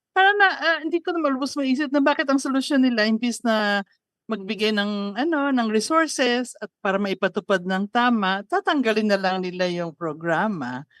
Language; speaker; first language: Filipino; non-native, local second language; Waray